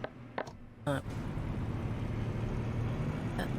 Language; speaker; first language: English; native; English